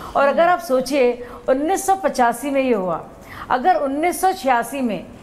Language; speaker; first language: Hindi; native; Hindi